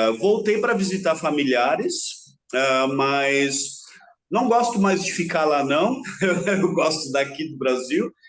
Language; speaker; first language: Portuguese; early bilingual, other home language; German